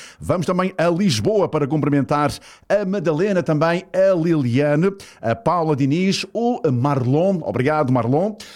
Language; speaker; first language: Portuguese; native; Portuguese